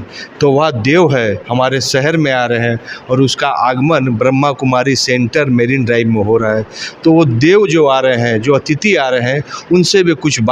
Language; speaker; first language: Hindi; native; Hindi